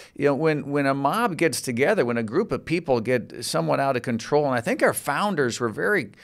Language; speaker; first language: English; native; English